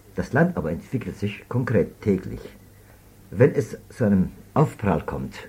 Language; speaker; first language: German; non-native, fluent; Persian